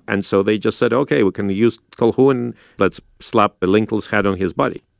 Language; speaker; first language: English; non-native, fluent; Russian